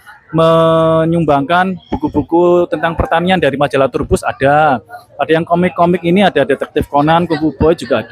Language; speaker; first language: Indonesian; native; Indonesian